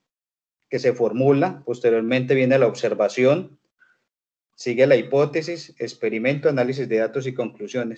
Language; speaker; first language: Spanish; native; Spanish